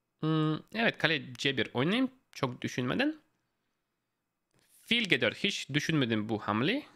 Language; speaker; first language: Turkish; non-native, fluent; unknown